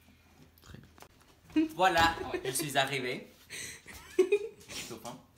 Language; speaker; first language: French; non-native, learner; English